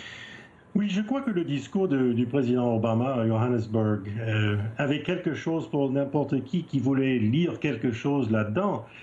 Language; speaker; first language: French; non-native, fluent; English